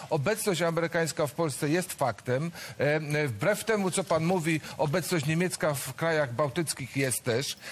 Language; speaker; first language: Polish; native; Polish